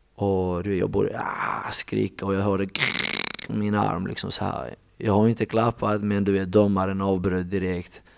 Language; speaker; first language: Swedish; non-native, fluent; Russian